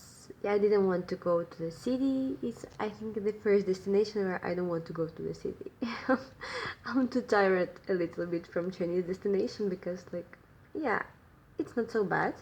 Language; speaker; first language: English; non-native, learner; Russian